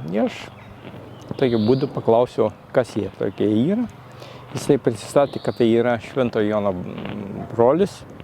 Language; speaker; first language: Lithuanian; native; Lithuanian